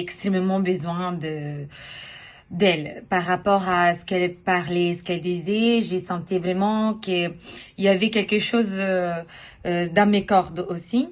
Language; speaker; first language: French; non-native, fluent; Italian